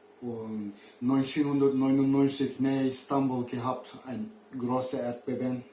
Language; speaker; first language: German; non-native, learner; Turkish